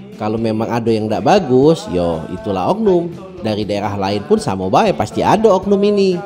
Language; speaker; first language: Indonesian; native; Indonesian